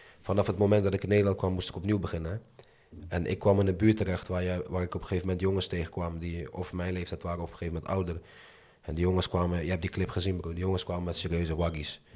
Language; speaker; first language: Dutch; early bilingual, other home language; Azerbaijani